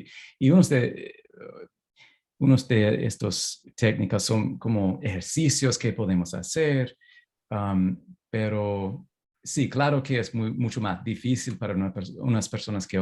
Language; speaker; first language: Spanish; non-native, fluent; English